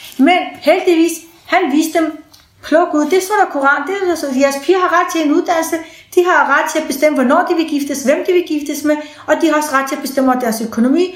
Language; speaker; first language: Danish; early bilingual, other home language; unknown